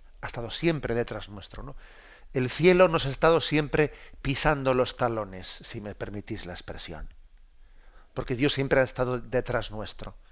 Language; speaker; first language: Spanish; native; Spanish